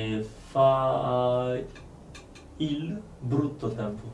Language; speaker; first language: Italian; non-native, learner; Polish